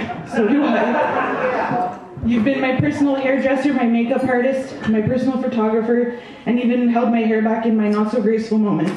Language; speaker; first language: English; native; English